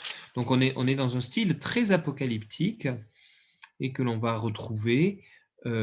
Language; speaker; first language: French; native; French